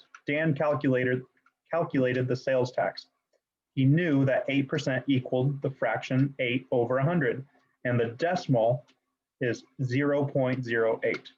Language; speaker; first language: English; native; English